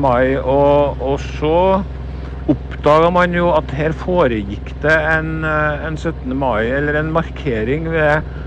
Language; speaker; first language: Norwegian; native; Norwegian